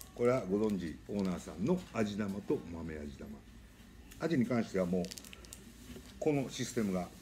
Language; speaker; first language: Japanese; native; Japanese